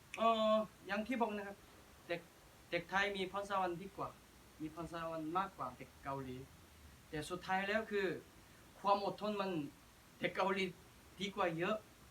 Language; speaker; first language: Thai; non-native, fluent; Korean